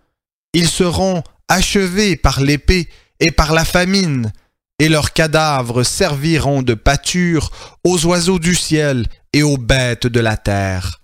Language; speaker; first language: French; native; French